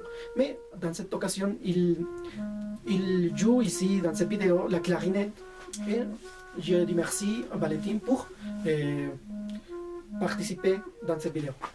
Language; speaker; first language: French; non-native, fluent; Spanish